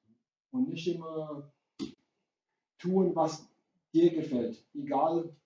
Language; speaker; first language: German; non-native, fluent; English